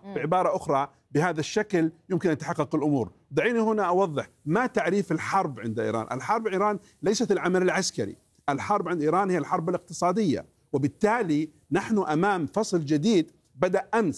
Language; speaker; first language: Arabic; native; Arabic